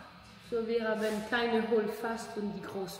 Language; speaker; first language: German; non-native, learner; French